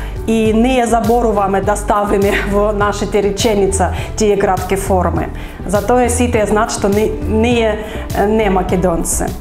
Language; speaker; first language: Macedonian; non-native, learner; Ukrainian